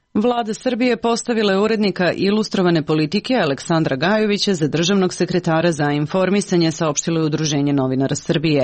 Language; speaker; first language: Serbian; native; Serbian